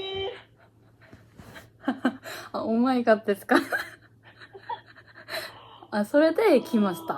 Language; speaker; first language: Japanese; early bilingual, heritage; Korean